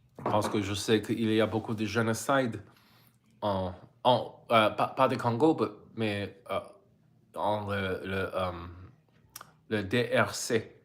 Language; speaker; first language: French; non-native, learner; English